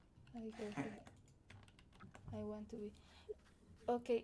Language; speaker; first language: English; non-native, learner; Spanish